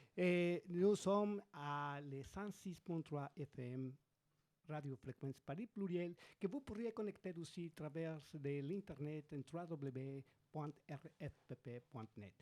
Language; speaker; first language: French; non-native, learner; Spanish